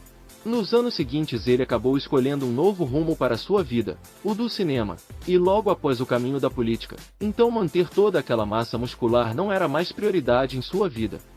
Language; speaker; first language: Portuguese; native; Portuguese